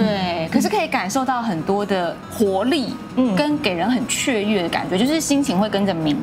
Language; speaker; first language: Chinese; native; Chinese